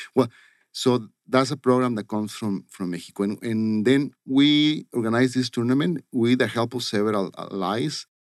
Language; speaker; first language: English; non-native, fluent; Spanish